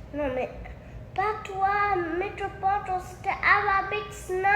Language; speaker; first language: French; early bilingual, heritage; French